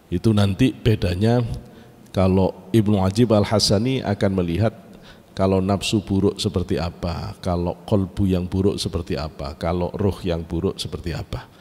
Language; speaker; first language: Indonesian; native; Indonesian